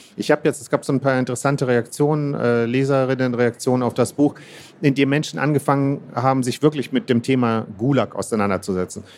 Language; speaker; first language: German; early bilingual, other home language; Russian